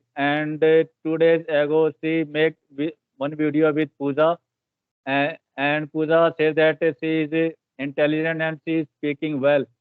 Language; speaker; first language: English; non-native, learner; Hindi